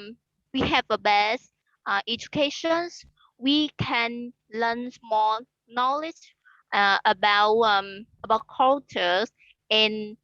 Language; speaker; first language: English; non-native, learner; Khmer